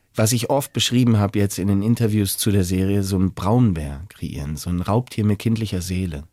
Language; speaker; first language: German; native; German